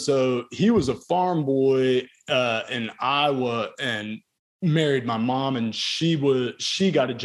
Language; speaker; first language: English; native; English